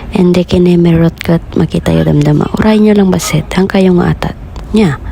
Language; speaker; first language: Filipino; non-native, local second language; Iloko